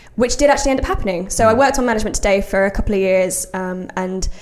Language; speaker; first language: English; native; English